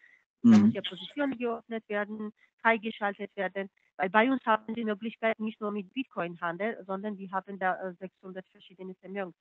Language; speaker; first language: German; non-native, fluent; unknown